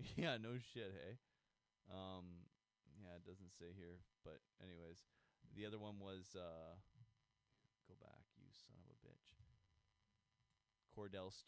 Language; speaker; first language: English; native; English